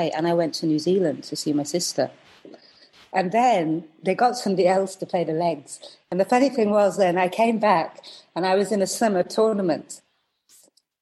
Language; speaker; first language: English; native; English